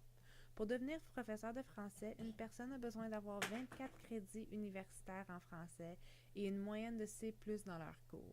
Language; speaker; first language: French; non-native, fluent; English